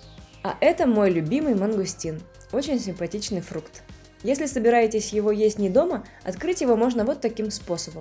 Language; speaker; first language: Russian; native; Russian